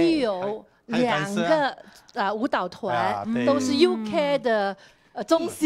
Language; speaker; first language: Chinese; native; Chinese